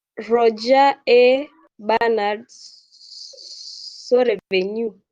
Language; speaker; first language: French; non-native, learner; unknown